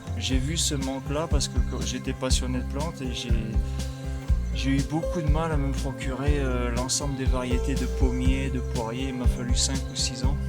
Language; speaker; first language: French; native; French